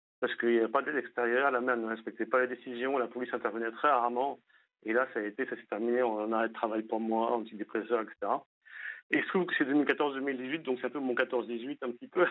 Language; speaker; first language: French; native; French